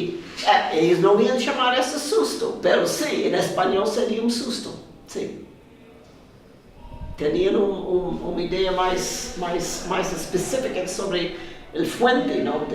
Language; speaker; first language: Spanish; non-native, fluent; English